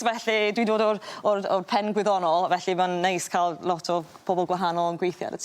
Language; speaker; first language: Welsh; native; Welsh